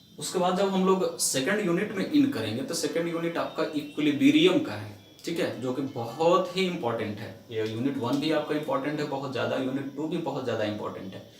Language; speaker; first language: Hindi; native; Hindi